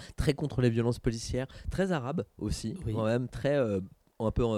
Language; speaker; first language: French; native; French